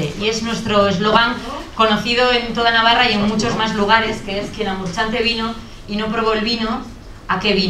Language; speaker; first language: Spanish; native; Spanish